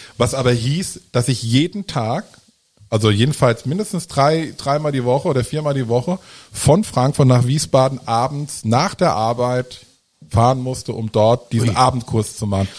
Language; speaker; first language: German; early bilingual, other home language; Italian